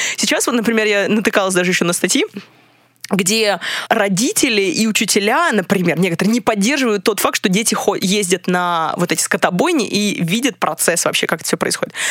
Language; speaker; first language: Russian; non-native, fluent; English